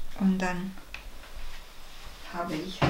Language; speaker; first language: German; non-native, fluent; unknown